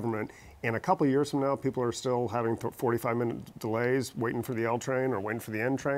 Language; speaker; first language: English; native; English